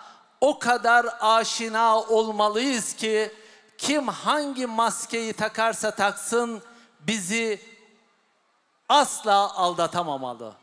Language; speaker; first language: Turkish; native; Turkish